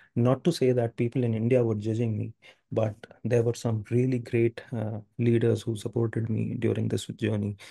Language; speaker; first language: English; non-native, local second language; Hindi